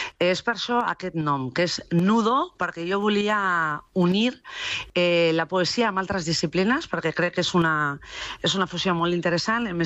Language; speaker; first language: Catalan; non-native, local second language; Spanish